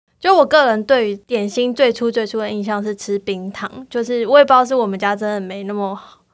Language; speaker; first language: Chinese; native; Chinese